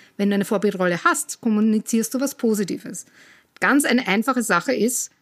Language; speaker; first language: German; native; German